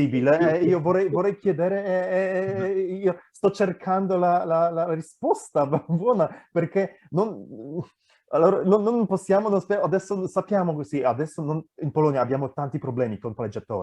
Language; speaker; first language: Italian; non-native, fluent; Polish